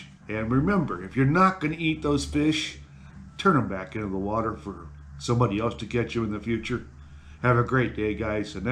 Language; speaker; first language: English; native; English